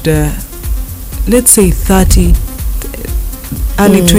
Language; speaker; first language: English; non-native, local second language; Swahili